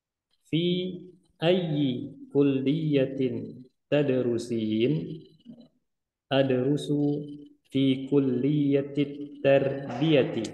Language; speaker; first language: Arabic; non-native, fluent; Indonesian